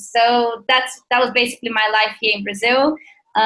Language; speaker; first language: English; non-native, fluent; Portuguese